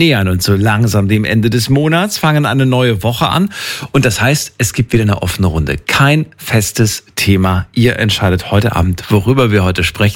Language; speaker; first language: German; native; German